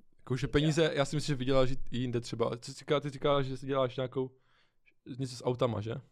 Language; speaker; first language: Czech; native; Czech